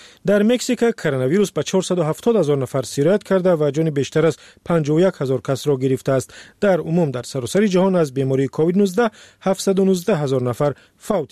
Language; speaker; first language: Persian; native; Persian